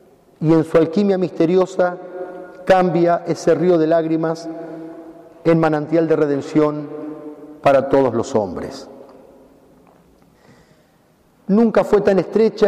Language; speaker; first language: Spanish; native; Spanish